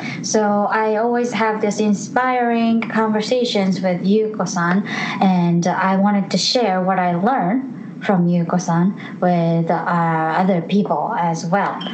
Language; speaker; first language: English; non-native, fluent; Japanese